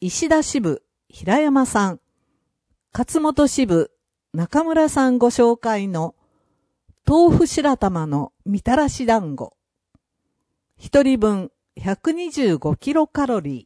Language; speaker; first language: Japanese; native; Japanese